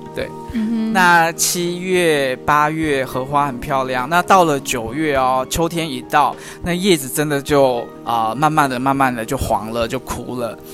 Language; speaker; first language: Chinese; native; Chinese